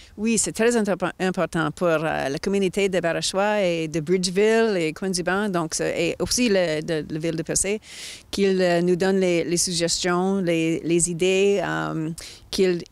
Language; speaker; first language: French; non-native, local second language; English